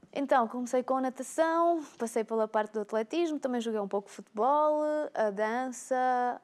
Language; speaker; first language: Portuguese; native; Portuguese